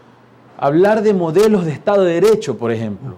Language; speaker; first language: Spanish; native; Spanish